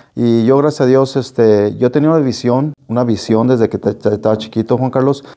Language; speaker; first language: Spanish; native; Spanish